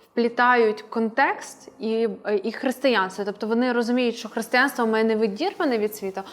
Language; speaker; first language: Ukrainian; non-native, local second language; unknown